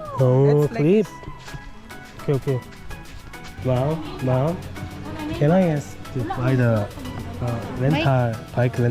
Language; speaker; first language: English; non-native, learner; Korean